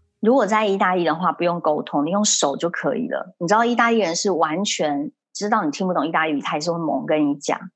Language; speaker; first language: Chinese; early bilingual, heritage; Chinese